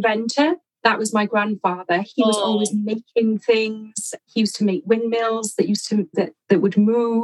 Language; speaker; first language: English; native; English